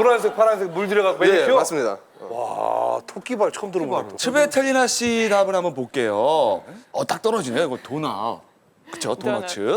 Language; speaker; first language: Korean; native; Korean